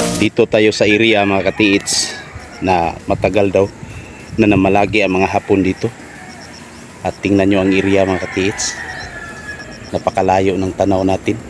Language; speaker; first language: Filipino; non-native, local second language; Cebuano